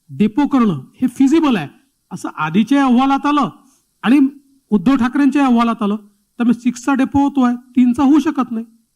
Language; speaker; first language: Marathi; native; Marathi